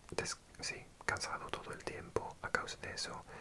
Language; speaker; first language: Spanish; non-native, fluent; English